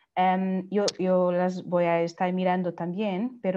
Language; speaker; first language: Spanish; non-native, fluent; Portuguese